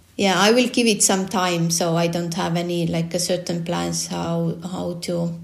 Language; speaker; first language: English; non-native, fluent; Estonian